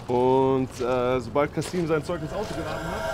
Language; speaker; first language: German; native; German